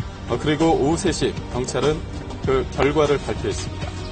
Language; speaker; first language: Korean; native; Korean